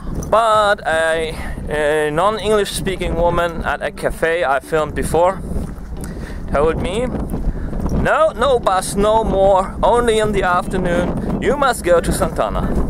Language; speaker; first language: English; non-native, fluent; German